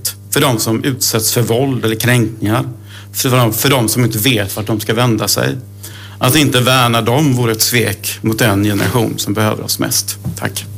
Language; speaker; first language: Swedish; native; Swedish